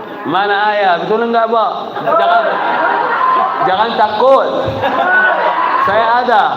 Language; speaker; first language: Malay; non-native, fluent; Arabic